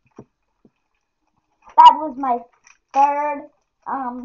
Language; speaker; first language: English; native; English